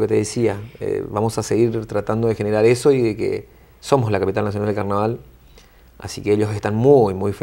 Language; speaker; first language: Spanish; native; Spanish